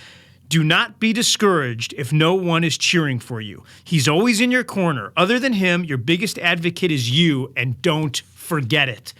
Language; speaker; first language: English; native; English